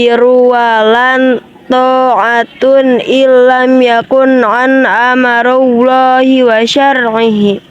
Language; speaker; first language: Arabic; non-native, learner; Indonesian